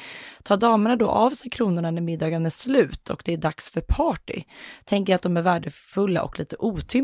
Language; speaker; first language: Swedish; native; Swedish